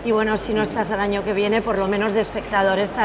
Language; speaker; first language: Spanish; native; Spanish